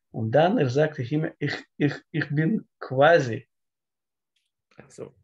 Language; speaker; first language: German; non-native, learner; Russian